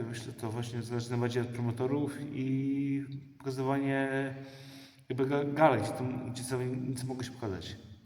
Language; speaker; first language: Polish; early bilingual, heritage; Polish